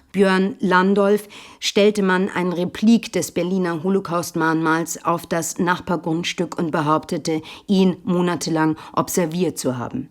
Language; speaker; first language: German; native; German